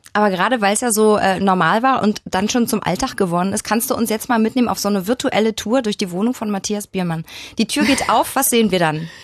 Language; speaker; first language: German; native; German